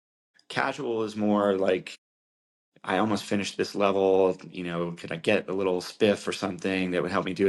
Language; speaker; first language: English; native; English